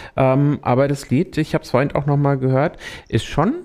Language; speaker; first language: German; early bilingual, other home language; Spanish